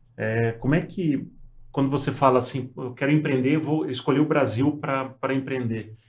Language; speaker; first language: Portuguese; native; Portuguese